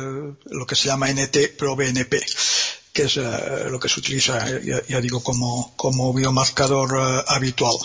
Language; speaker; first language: Spanish; native; Spanish